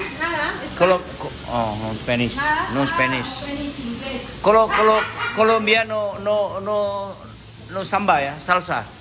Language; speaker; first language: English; non-native, learner; Indonesian